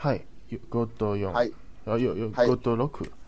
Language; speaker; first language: Japanese; non-native, learner; Chinese